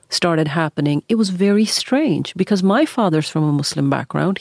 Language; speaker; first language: English; early bilingual, other home language; Norwegian